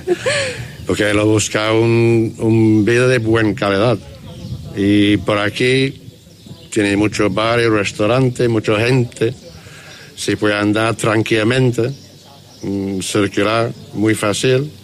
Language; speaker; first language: Spanish; non-native, learner; English